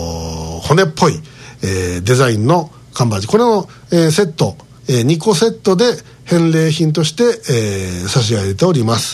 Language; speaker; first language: Japanese; native; Japanese